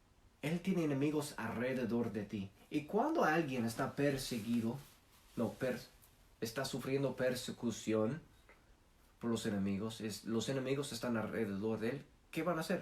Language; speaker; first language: Spanish; non-native, fluent; English